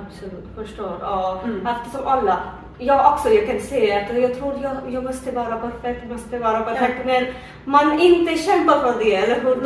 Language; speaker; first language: Swedish; non-native, learner; Hindi